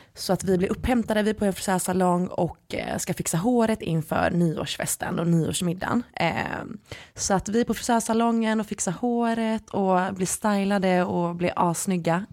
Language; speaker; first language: Swedish; early bilingual, other home language; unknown